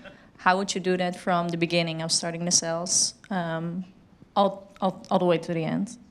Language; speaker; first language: English; non-native, fluent; Dutch